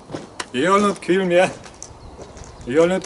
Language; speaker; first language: Estonian; non-native, local second language; Russian